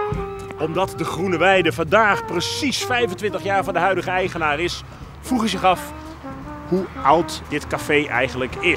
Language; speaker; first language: Dutch; native; Dutch